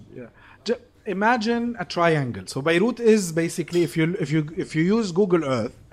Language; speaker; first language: English; non-native, fluent; Arabic